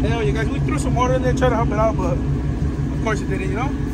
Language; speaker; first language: English; early bilingual, other home language; Spanish